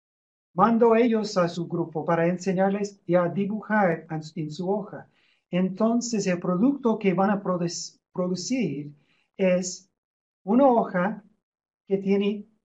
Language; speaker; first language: Spanish; non-native, fluent; English